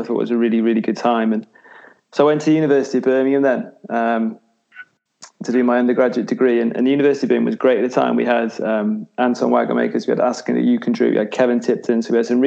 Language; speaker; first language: English; native; English